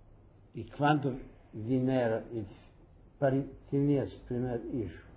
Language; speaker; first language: Spanish; early bilingual, heritage; Ladino